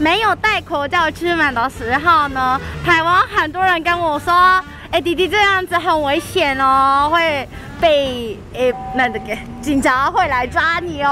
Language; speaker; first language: Chinese; non-native, fluent; Japanese